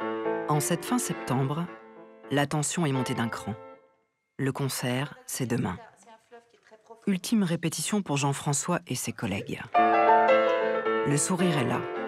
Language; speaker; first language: French; native; French